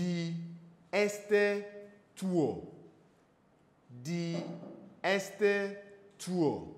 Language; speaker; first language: German; non-native, learner; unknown